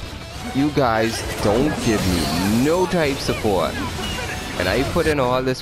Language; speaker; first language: English; native; English